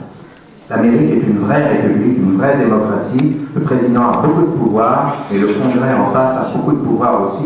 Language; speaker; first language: French; native; French